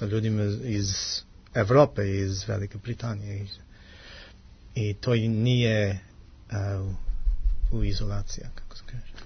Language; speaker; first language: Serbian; non-native, learner; English